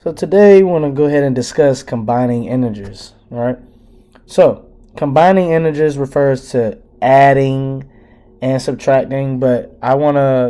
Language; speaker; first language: English; native; English